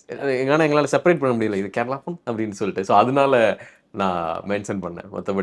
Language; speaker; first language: Tamil; native; Tamil